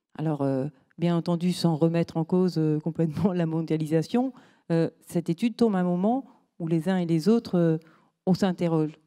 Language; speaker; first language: French; native; French